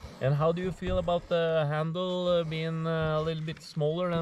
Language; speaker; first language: English; non-native, fluent; Norwegian